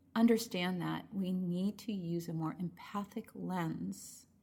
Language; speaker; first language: English; early bilingual, other home language; Spanish